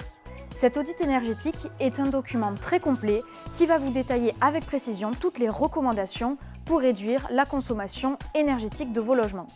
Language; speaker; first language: French; native; French